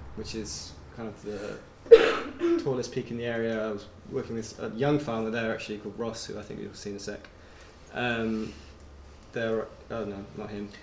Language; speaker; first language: English; native; English